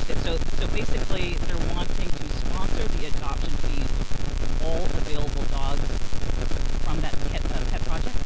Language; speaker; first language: English; native; English